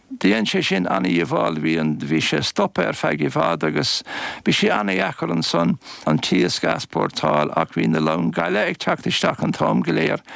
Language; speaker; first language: Irish; native; Irish